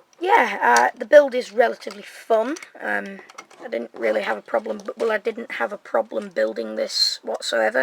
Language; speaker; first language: English; native; English